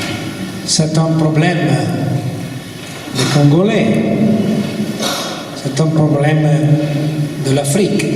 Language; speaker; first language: French; non-native, learner; Italian